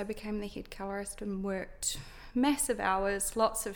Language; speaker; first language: English; native; English